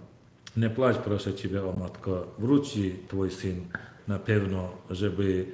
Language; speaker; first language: Polish; non-native, fluent; Turkmen